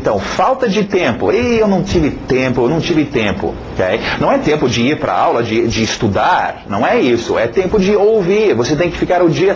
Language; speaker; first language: Portuguese; non-native, fluent; English